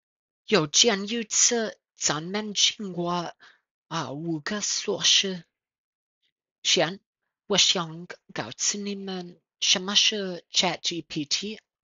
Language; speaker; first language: Chinese; non-native, learner; English